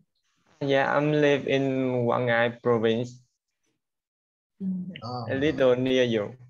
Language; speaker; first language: English; non-native, learner; Vietnamese